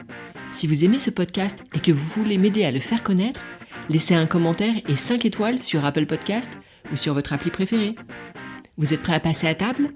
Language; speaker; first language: French; native; French